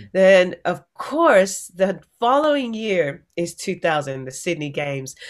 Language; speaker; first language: English; native; English